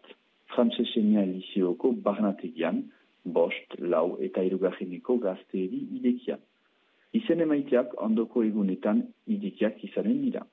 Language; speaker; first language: Basque; native; Basque